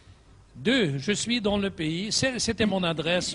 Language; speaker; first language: French; non-native, fluent; German